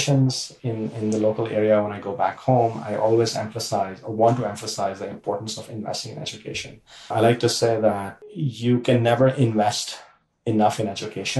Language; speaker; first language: English; non-native, local second language; Urdu